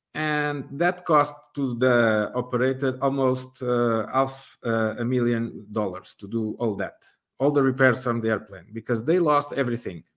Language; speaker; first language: English; non-native, fluent; Portuguese